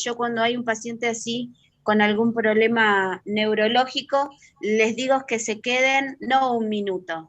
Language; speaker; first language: Spanish; native; Spanish